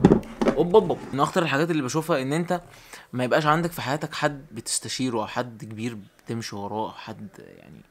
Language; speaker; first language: Arabic; native; Arabic